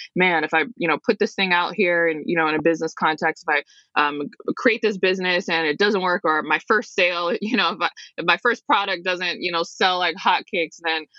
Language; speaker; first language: English; native; English